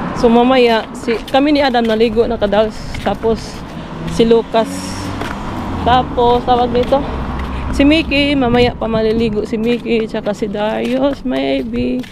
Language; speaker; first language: Filipino; non-native, local second language; Cebuano